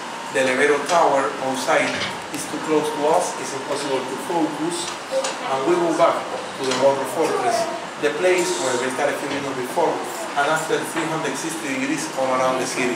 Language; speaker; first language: English; non-native, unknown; Spanish